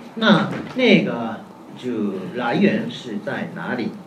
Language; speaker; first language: Chinese; non-native, fluent; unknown